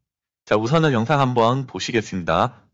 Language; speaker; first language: Korean; native; Korean